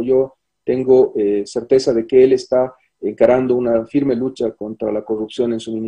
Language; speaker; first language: Spanish; native; Spanish